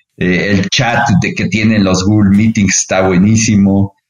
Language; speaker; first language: Spanish; native; Spanish